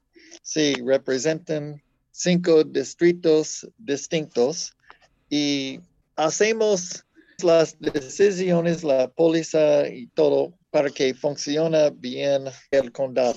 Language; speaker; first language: Spanish; non-native, fluent; English